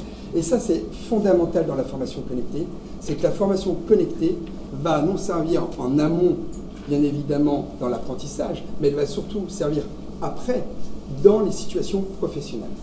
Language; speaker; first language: French; native; French